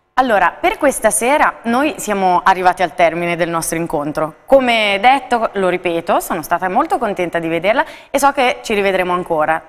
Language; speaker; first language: Italian; native; Italian